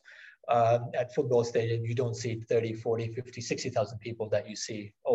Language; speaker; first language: English; non-native, local second language; Urdu